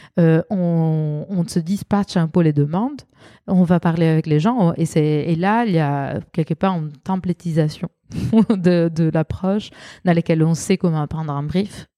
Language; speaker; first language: French; non-native, fluent; Italian